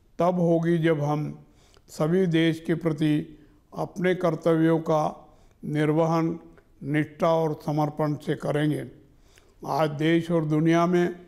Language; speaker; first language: Hindi; native; Hindi